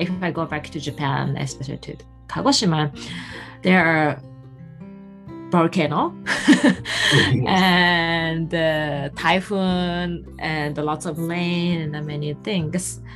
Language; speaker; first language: English; non-native, fluent; Japanese